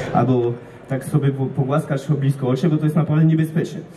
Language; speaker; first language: Polish; non-native, fluent; French